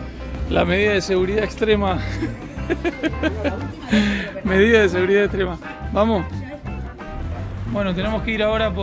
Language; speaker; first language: Spanish; native; Spanish